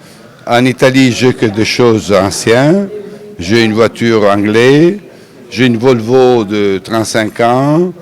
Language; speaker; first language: French; non-native, fluent; Italian